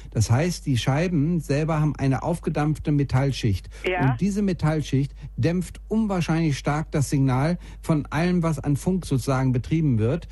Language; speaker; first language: German; native; German